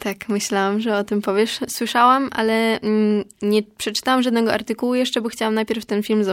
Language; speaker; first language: Polish; native; Polish